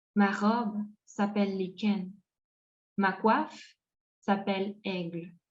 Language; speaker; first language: French; non-native, fluent; Spanish